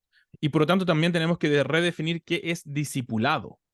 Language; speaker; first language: Spanish; native; Spanish